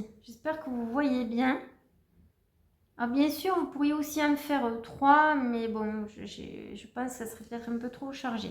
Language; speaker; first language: French; native; French